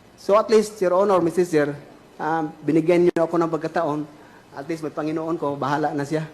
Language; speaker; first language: Filipino; non-native, local second language; Cebuano